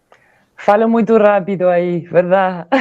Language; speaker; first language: Portuguese; non-native, learner; Spanish